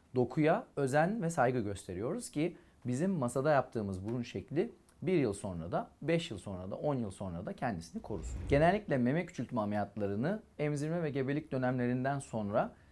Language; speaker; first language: Turkish; native; Turkish